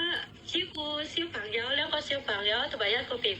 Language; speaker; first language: Cantonese; non-native, learner; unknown